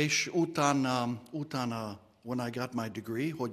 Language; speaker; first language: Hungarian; non-native, learner; English